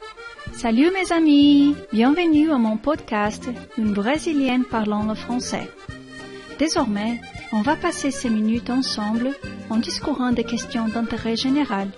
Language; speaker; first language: French; non-native, learner; Portuguese